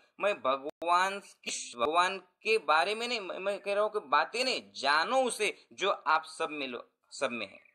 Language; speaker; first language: Hindi; non-native, local second language; Marathi